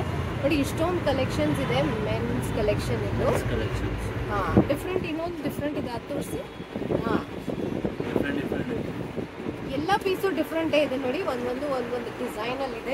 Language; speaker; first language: Kannada; native; Kannada